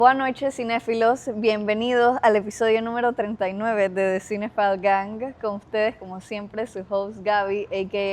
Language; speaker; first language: Spanish; native; Spanish